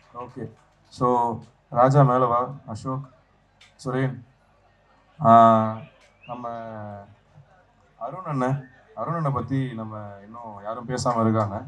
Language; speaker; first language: Tamil; native; Tamil